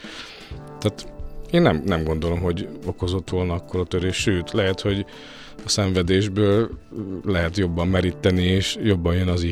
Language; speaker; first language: Hungarian; native; Hungarian